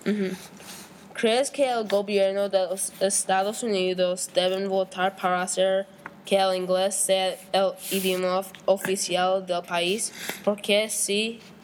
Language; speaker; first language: Spanish; non-native, learner; English